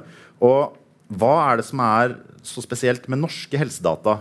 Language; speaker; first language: Norwegian; native; Norwegian